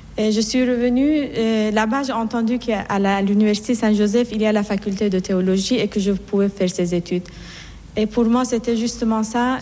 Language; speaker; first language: French; non-native, fluent; Persian